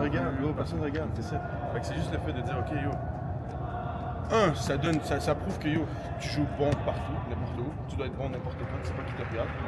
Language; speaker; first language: French; native; French